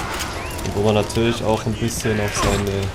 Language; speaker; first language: German; native; German